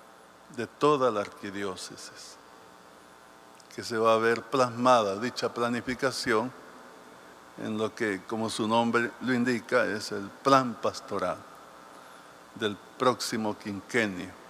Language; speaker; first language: Spanish; native; Spanish